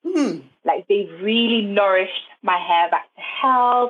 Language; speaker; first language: English; non-native, fluent; German